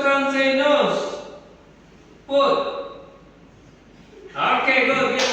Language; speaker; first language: English; non-native, learner; Indonesian